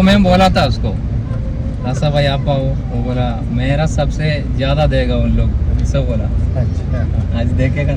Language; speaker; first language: Hindi; non-native, local second language; Malayalam